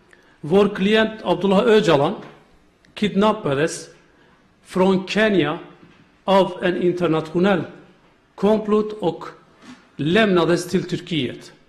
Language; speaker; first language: Swedish; non-native, learner; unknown